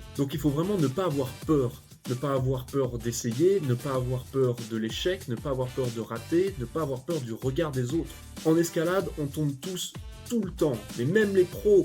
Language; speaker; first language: French; native; French